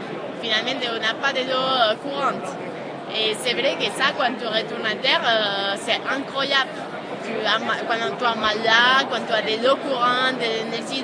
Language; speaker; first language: French; non-native, fluent; Spanish